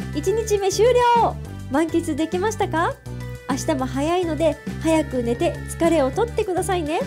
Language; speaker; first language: Japanese; native; Japanese